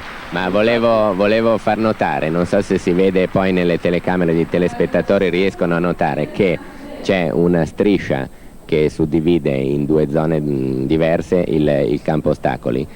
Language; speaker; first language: Italian; native; Italian